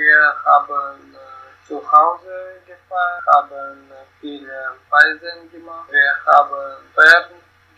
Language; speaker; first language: German; non-native, learner; Russian